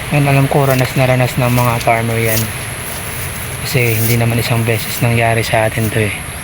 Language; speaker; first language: Filipino; non-native, local second language; Aklanon